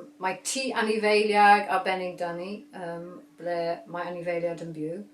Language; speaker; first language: Welsh; non-native, local second language; English